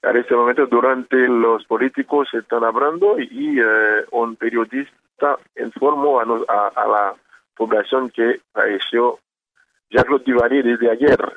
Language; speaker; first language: Spanish; non-native, learner; Haitian Creole